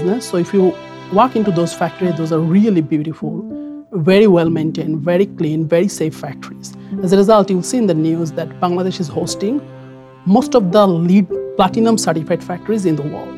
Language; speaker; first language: English; non-native, local second language; Bangla